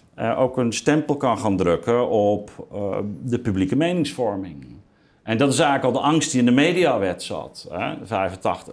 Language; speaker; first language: Dutch; native; Dutch